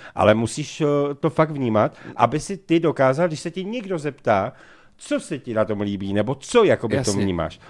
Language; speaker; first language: Czech; native; Czech